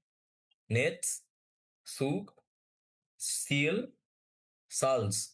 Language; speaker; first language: German; non-native, learner; Bangla